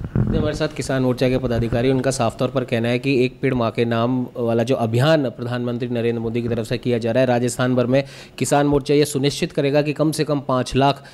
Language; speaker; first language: Hindi; native; Hindi